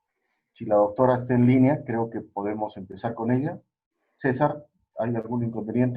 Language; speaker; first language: Spanish; native; Spanish